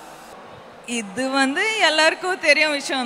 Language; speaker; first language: Tamil; non-native, learner; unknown